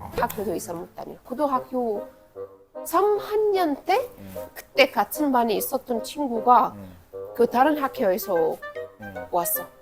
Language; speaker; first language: Korean; non-native, fluent; Arabic